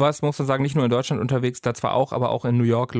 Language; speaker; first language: German; native; German